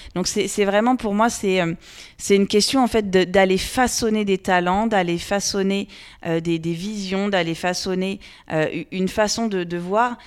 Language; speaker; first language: French; native; French